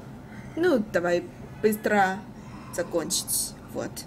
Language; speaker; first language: Russian; non-native, learner; Chinese